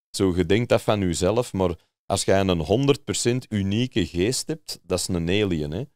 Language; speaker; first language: Dutch; non-native, fluent; English